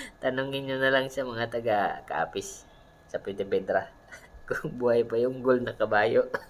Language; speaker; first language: Filipino; non-native, local second language; Hiligaynon